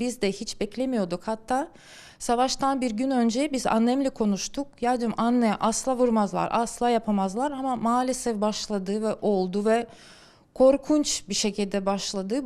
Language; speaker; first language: Turkish; non-native, fluent; Ukrainian